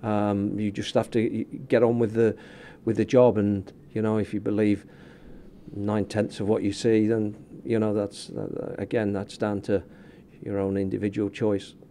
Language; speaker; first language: English; native; English